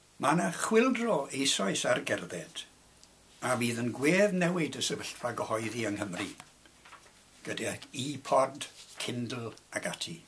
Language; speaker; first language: Welsh; non-native, local second language; English